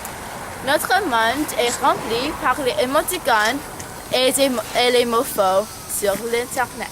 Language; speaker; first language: French; non-native, learner; English